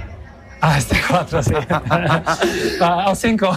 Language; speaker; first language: Spanish; non-native, learner; Polish